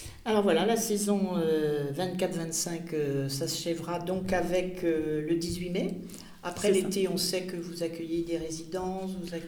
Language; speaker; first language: French; native; French